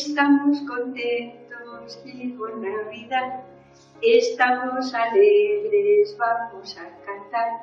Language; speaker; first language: Spanish; native; Spanish